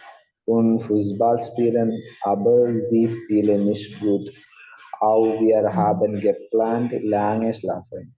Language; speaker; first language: German; non-native, learner; Malayalam